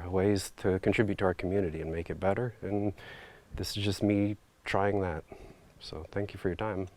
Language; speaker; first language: English; native; English